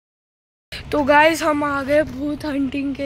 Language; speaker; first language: Hindi; native; Hindi